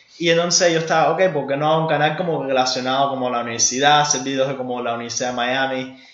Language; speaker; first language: Spanish; early bilingual, heritage; German